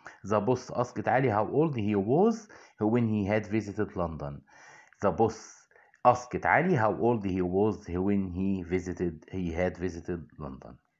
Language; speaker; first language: English; non-native, fluent; Arabic